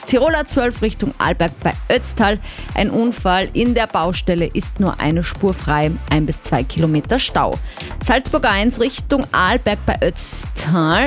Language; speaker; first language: German; native; German